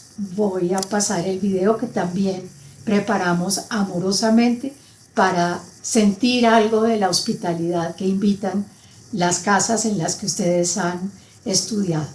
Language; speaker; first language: Spanish; native; Spanish